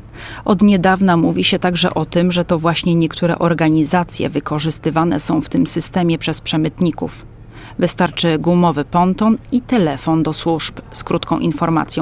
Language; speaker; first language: Polish; native; Polish